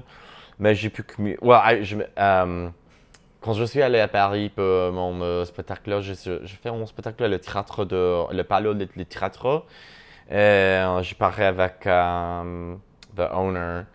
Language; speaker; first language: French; non-native, learner; English